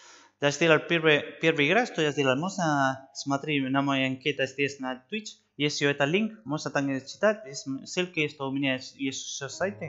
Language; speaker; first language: Russian; non-native, learner; Spanish